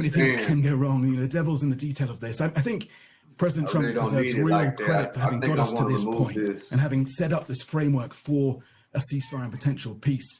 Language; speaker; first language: English; native; English